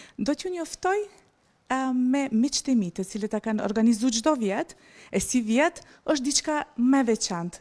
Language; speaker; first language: Albanian; native; Albanian